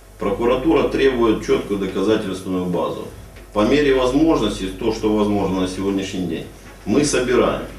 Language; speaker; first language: Russian; native; Russian